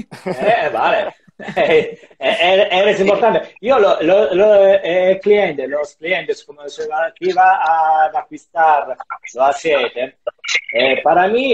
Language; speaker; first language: Spanish; non-native, learner; Italian